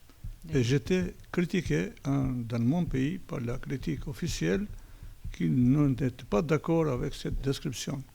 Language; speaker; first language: French; non-native, fluent; Albanian